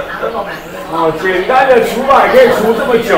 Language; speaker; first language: Chinese; native; Chinese